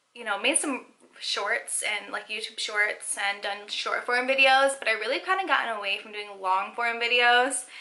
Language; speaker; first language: English; native; English